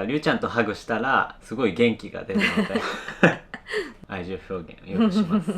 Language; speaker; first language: Japanese; native; Japanese